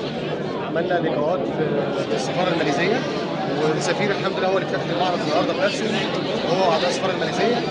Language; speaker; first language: Arabic; native; Arabic